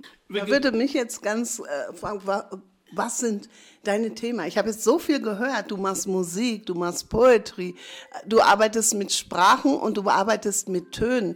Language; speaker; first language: German; native; German